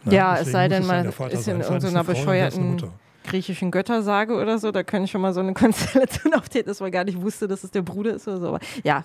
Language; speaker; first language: German; native; German